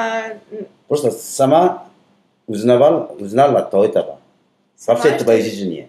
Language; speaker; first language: Russian; non-native, learner; Korean